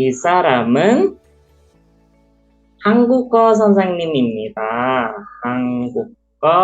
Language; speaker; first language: Korean; non-native, learner; Indonesian